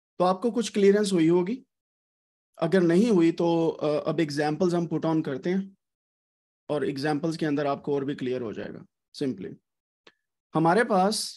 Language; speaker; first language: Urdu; native; Urdu